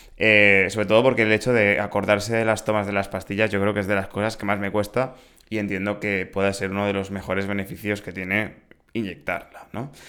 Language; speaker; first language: Spanish; native; Spanish